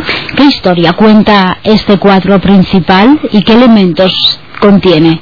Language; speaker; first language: Spanish; native; Spanish